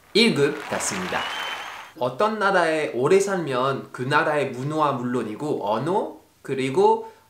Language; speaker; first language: Korean; non-native, fluent; French